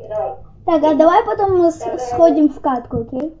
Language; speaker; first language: Russian; native; Russian